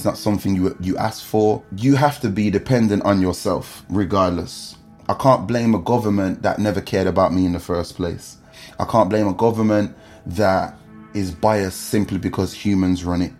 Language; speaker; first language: English; native; English